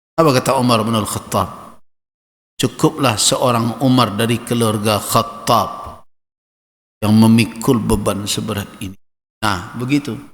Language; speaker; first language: Malay; non-native, local second language; Minangkabau